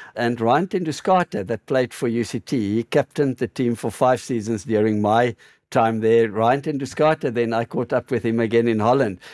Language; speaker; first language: English; native; English